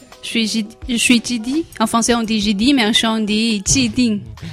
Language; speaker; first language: French; non-native, learner; Chinese